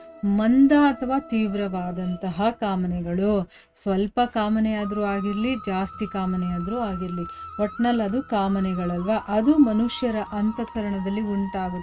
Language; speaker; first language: Kannada; native; Kannada